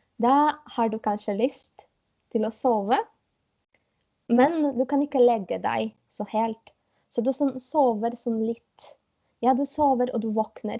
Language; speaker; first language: Norwegian; non-native, fluent; Polish